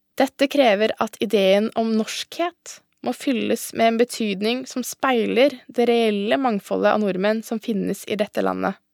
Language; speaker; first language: Norwegian; early bilingual, other home language; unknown